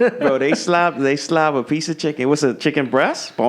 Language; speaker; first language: English; native; English